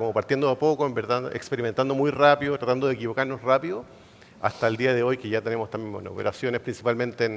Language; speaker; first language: Spanish; native; Spanish